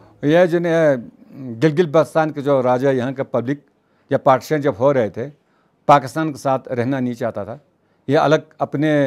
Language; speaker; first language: Hindi; non-native, local second language; Balti